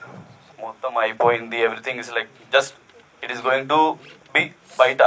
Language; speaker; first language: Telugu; non-native, learner; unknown